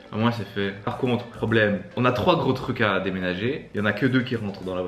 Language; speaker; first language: French; native; French